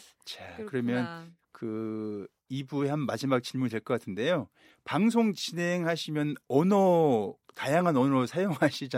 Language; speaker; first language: Korean; native; Korean